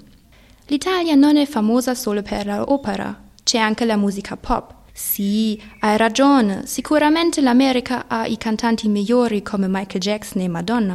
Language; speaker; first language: Italian; non-native, learner; German